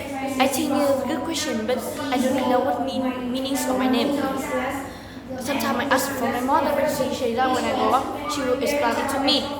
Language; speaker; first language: English; non-native, learner; Vietnamese